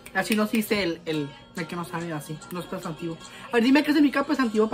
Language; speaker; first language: Spanish; early bilingual, heritage; Spanish